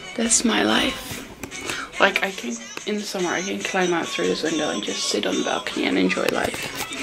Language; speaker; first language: English; non-native, fluent; Dutch